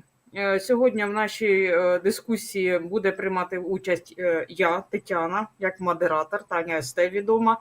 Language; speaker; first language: Ukrainian; native; Ukrainian